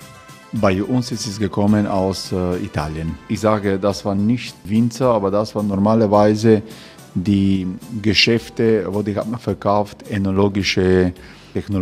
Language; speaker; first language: German; non-native, learner; Croatian